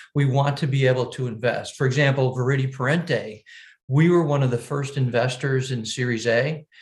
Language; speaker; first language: English; native; English